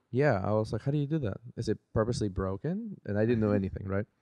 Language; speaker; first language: English; early bilingual, other home language; Spanish